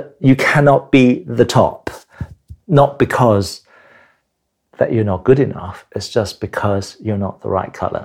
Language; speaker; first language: English; non-native, local second language; Cantonese